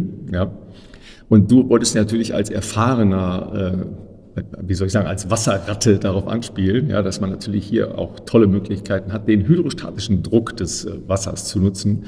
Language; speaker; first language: German; native; German